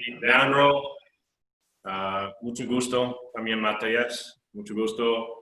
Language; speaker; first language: Spanish; non-native, fluent; English